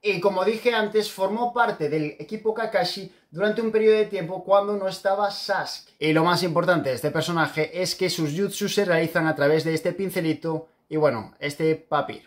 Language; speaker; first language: Spanish; native; Spanish